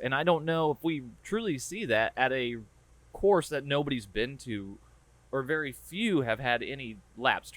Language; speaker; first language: English; native; English